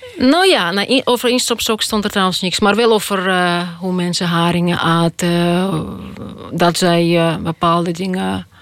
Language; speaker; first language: Dutch; non-native, fluent; Russian